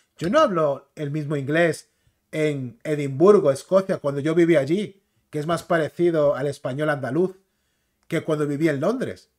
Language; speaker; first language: Spanish; native; Spanish